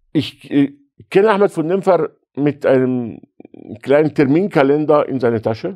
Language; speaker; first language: German; non-native, fluent; Arabic